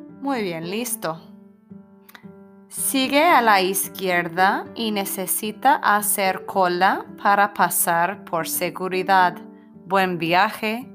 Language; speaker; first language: Spanish; non-native, fluent; English